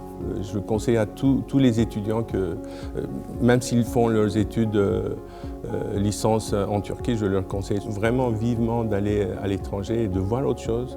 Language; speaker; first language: French; non-native, fluent; Turkish